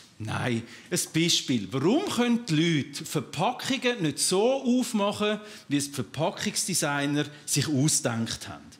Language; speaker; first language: German; native; German